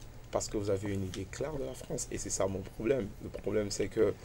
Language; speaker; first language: French; non-native, local second language; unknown